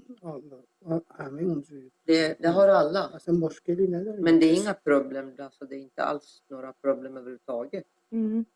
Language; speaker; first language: Swedish; non-native, fluent; Persian